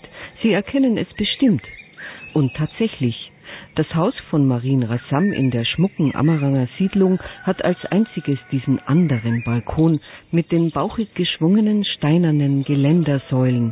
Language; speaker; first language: German; native; German